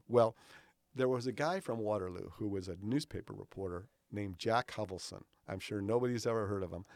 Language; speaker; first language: English; native; English